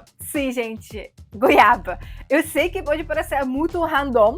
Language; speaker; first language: Portuguese; non-native, fluent; Russian